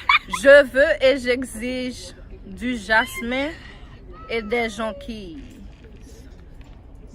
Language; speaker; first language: French; non-native, learner; Haitian Creole